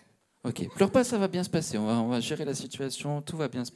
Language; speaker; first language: French; native; French